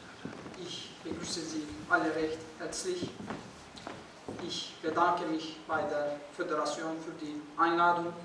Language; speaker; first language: German; non-native, fluent; Turkish